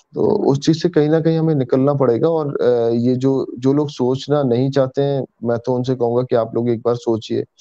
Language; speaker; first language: Hindi; native; Hindi